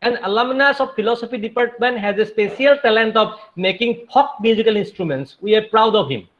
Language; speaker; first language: English; non-native, local second language; Assamese